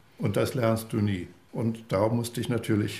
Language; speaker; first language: German; native; German